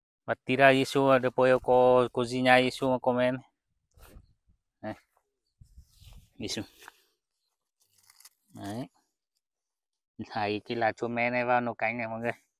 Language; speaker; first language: Portuguese; non-native, learner; Vietnamese